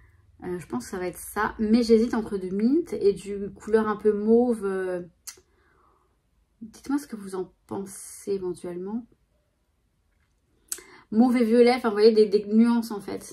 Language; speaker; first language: French; native; French